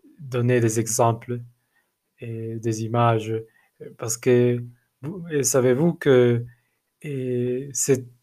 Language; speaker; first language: French; non-native, learner; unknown